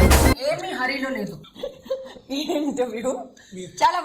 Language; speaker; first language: Telugu; non-native, learner; Hindi